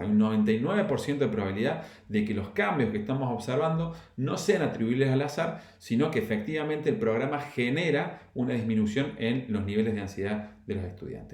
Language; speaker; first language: Spanish; native; Spanish